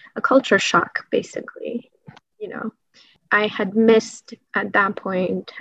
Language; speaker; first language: English; early bilingual, other home language; Persian